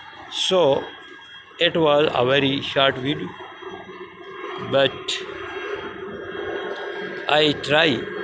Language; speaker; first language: English; non-native, local second language; Pashto